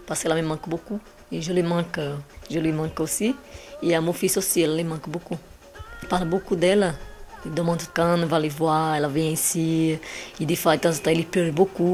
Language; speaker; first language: French; non-native, learner; Portuguese